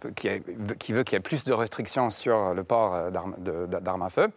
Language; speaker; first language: French; non-native, fluent; English